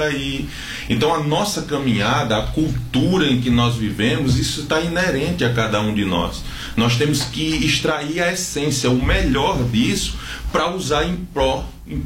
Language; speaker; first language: Portuguese; native; Portuguese